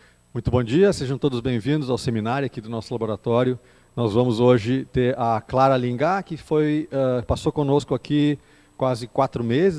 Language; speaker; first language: Portuguese; native; Portuguese